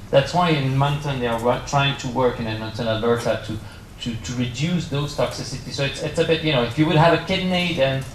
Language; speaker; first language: English; non-native, fluent; French